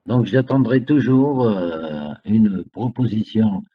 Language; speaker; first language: French; non-native, local second language; Arabic